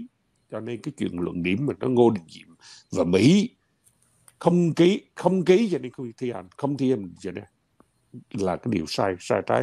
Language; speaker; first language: Vietnamese; native; Vietnamese